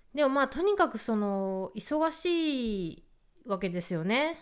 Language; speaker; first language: Japanese; native; Japanese